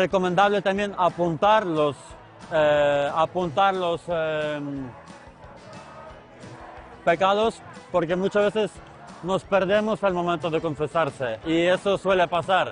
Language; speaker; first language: Spanish; non-native, fluent; Ukrainian